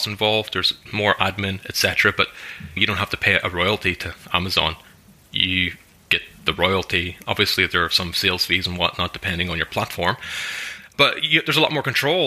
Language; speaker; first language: English; native; English